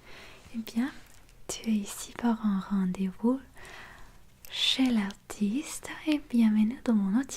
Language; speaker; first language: French; non-native, learner; English